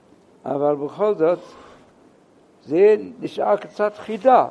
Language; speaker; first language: Hebrew; non-native, fluent; English